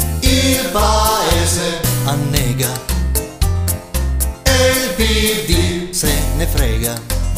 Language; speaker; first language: Italian; native; Italian